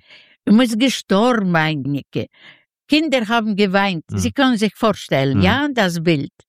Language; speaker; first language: German; non-native, learner; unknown